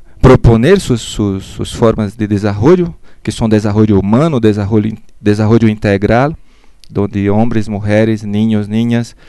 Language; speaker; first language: Spanish; non-native, learner; Portuguese